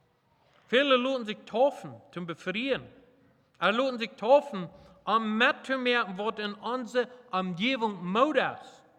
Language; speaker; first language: German; non-native, local second language; Plautdietsch